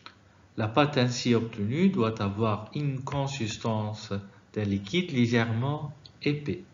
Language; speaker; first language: French; non-native, fluent; Arabic